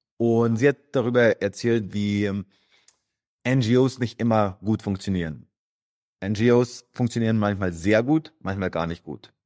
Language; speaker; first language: German; early bilingual, other home language; Croatian